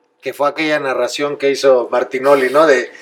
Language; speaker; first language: Spanish; native; Spanish